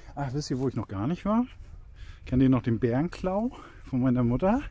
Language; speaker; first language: German; native; German